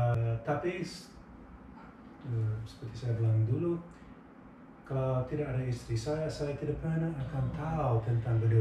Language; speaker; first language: Indonesian; non-native, fluent; English